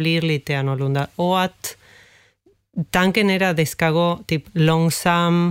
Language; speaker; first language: Swedish; non-native, fluent; Spanish